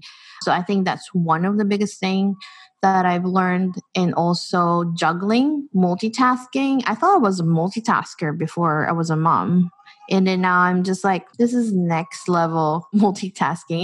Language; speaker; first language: English; non-native, local second language; Filipino